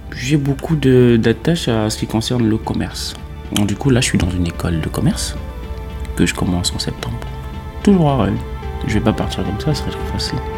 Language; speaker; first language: French; non-native, local second language; Fang